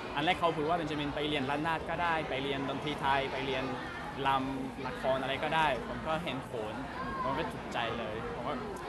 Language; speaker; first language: Thai; non-native, learner; English